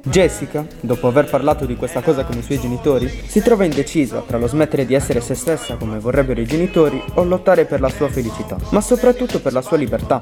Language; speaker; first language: Italian; native; Italian